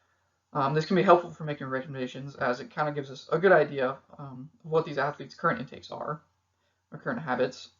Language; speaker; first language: English; native; English